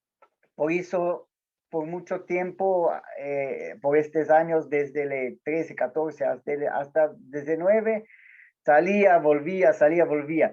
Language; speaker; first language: Spanish; non-native, fluent; Portuguese